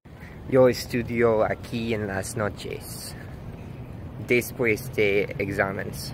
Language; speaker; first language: Spanish; non-native, learner; English